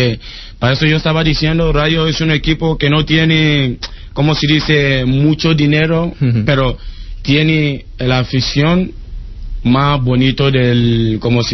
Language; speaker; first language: Spanish; non-native, learner; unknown